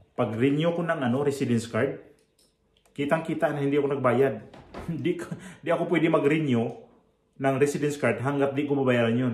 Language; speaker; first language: Filipino; non-native, local second language; Cebuano